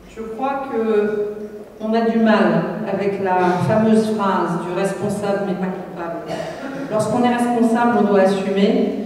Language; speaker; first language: French; native; French